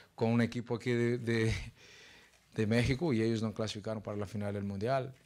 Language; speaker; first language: Spanish; non-native, fluent; Portuguese